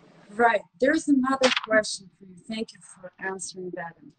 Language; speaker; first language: English; non-native, fluent; Russian